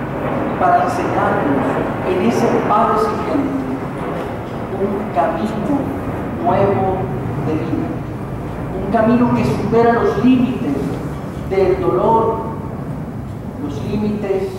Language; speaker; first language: Spanish; native; Spanish